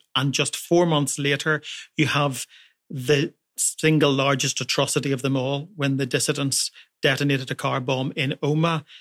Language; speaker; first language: English; native; English